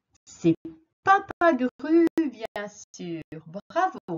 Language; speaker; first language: French; native; French